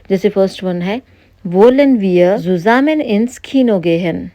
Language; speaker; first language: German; non-native, fluent; Hindi